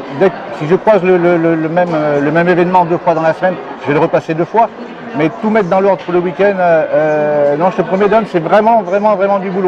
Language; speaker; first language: French; native; French